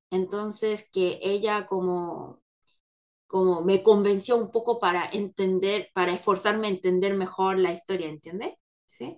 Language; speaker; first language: Spanish; non-native, fluent; Korean